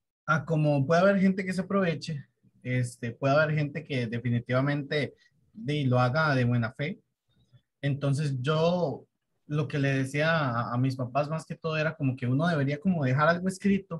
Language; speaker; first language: Spanish; native; Spanish